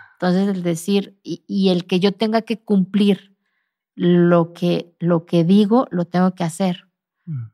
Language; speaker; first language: Spanish; non-native, local second language; Zapotec